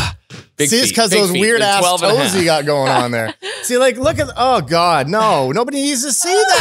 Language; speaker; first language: English; native; English